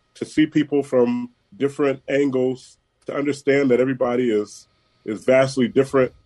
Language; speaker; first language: English; native; English